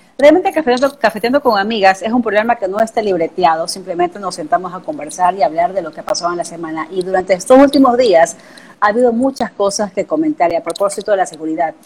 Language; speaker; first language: Spanish; native; Spanish